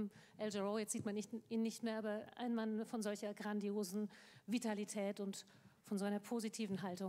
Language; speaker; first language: German; native; German